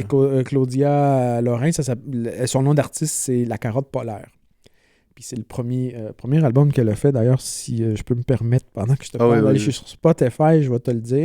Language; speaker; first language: French; native; French